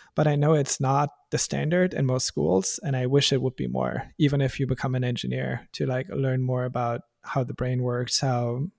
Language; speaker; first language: English; non-native, fluent; German